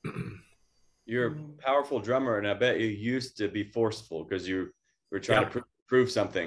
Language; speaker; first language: English; native; English